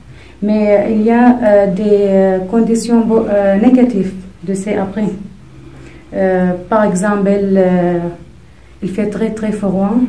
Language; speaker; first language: French; non-native, fluent; Arabic